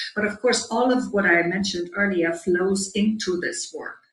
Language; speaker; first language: English; non-native, fluent; German